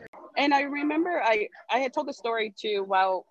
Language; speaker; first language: English; native; English